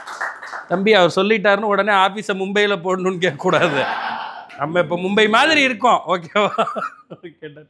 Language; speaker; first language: Tamil; native; Tamil